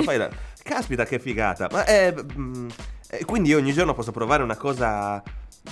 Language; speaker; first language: Italian; native; Italian